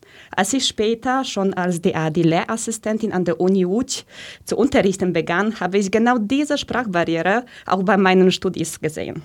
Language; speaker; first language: German; early bilingual, other home language; Polish